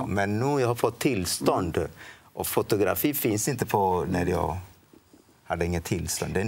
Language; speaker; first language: Swedish; non-native, fluent; Odia